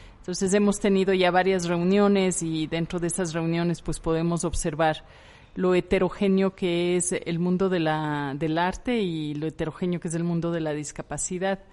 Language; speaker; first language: Spanish; native; Spanish